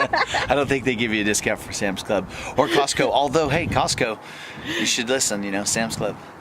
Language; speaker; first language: English; native; English